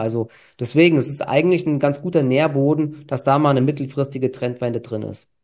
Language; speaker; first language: German; native; German